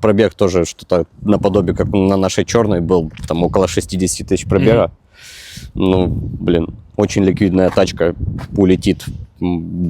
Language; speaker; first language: Russian; native; Russian